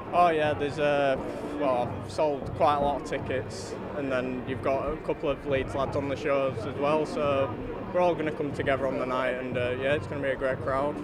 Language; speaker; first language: English; native; English